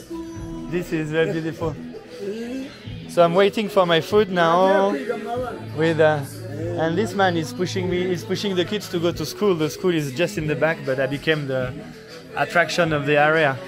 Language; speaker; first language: English; non-native, fluent; French